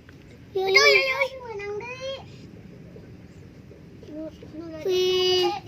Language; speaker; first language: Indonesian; non-native, local second language; Sundanese